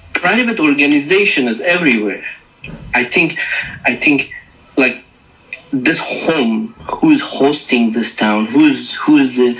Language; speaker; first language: English; non-native, learner; Turkish